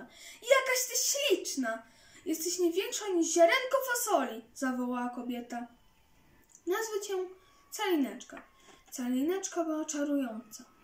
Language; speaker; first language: Polish; native; Polish